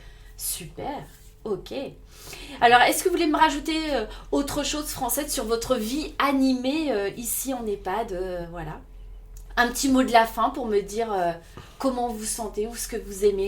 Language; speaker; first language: French; native; French